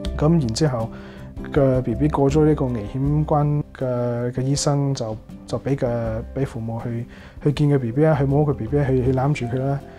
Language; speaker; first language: Chinese; early bilingual, heritage; Cantonese